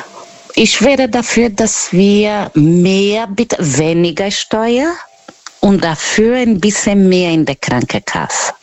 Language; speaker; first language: German; non-native, learner; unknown